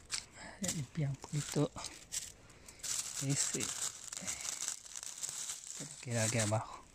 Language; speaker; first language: Spanish; non-native, learner; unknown